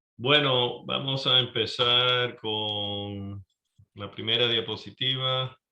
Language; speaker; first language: Spanish; early bilingual, heritage; Spanish